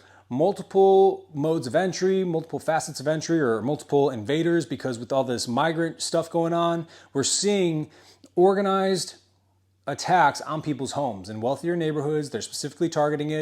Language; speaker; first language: English; native; English